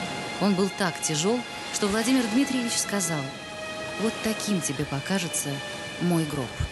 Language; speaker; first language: Russian; native; Russian